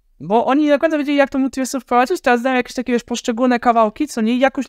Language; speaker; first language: Polish; native; Polish